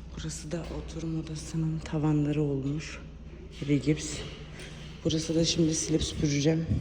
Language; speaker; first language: Turkish; early bilingual, heritage; Turkish